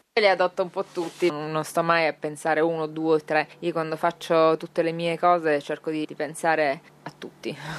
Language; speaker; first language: Italian; native; Italian